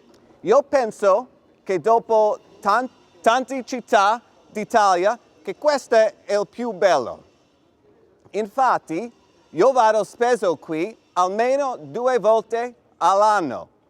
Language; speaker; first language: Italian; non-native, fluent; English